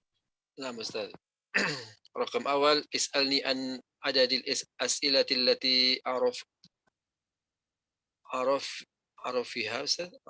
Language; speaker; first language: Arabic; non-native, learner; Indonesian